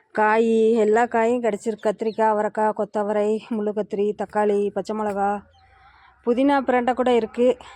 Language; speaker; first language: Tamil; non-native, local second language; Telugu